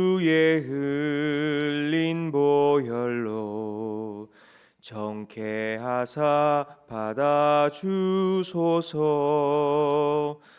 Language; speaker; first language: Korean; native; Korean